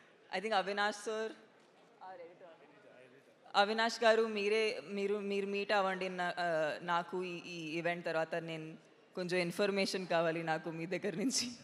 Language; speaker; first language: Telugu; non-native, fluent; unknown